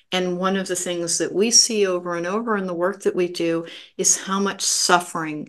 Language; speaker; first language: English; native; English